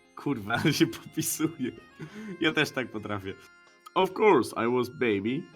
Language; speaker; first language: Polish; native; Polish